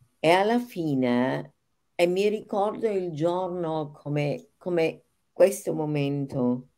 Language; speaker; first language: Italian; non-native, fluent; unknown